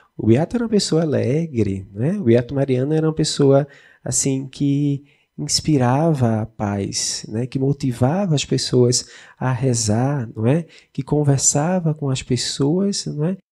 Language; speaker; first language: Portuguese; native; Portuguese